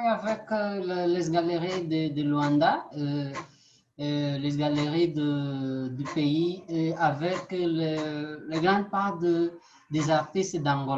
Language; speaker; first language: French; non-native, learner; Portuguese